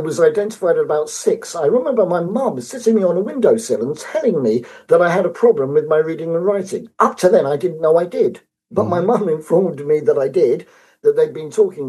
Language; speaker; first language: English; native; English